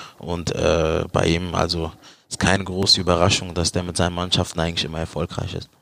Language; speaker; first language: German; early bilingual, other home language; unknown